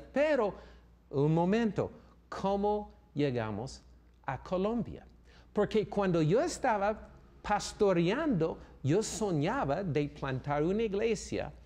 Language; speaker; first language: Spanish; non-native, fluent; English